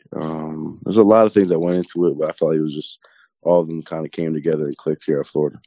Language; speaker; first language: English; native; English